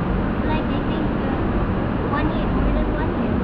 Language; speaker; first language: English; non-native, local second language; Filipino